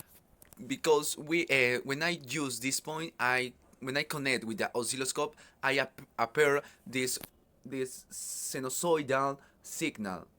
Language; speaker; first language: English; non-native, learner; Spanish